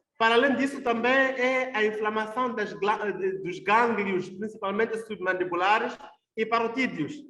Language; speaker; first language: Portuguese; non-native, local second language; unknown